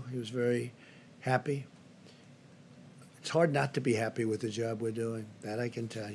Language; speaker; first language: English; native; English